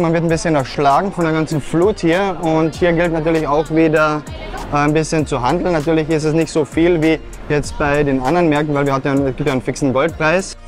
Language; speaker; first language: German; native; German